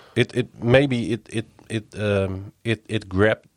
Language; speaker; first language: English; non-native, fluent; Dutch